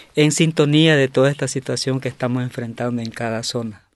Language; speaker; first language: Spanish; native; Spanish